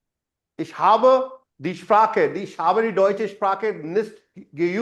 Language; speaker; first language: German; non-native, fluent; Hindi